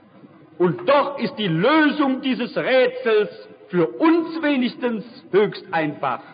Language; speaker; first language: German; native; German